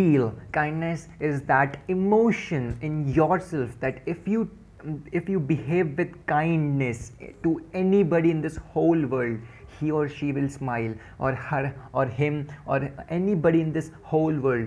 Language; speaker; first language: English; non-native, local second language; Hindi